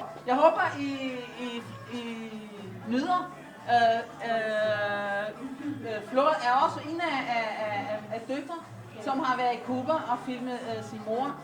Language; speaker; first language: Danish; non-native, fluent; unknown